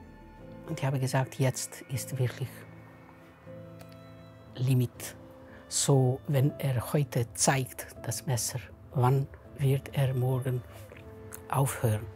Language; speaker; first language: German; non-native, fluent; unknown